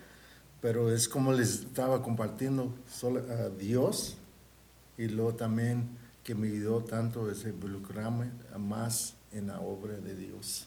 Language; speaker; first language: Spanish; early bilingual, heritage; Spanish